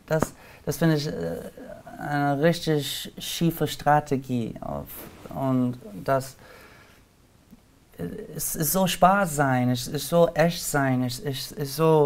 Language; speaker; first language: German; non-native, learner; English